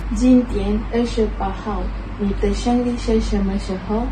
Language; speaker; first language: Chinese; non-native, learner; Malay